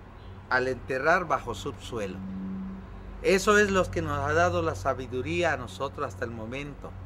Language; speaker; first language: Spanish; non-native, local second language; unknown